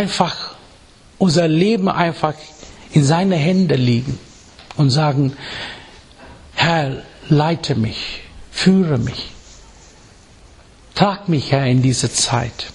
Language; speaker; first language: German; non-native, fluent; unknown